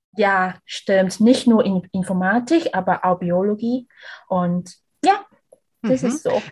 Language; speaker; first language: German; non-native, learner; Vietnamese